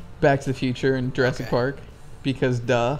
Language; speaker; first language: English; native; English